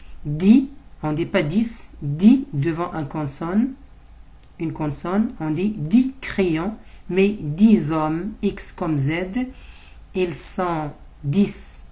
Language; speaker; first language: French; non-native, local second language; Arabic